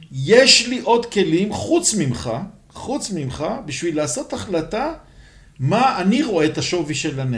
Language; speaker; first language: Hebrew; native; Hebrew